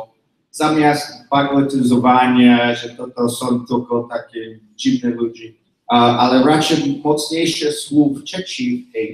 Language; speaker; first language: Polish; non-native, learner; English